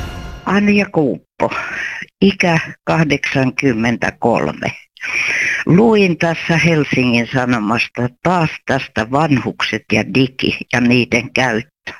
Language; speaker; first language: Finnish; native; Finnish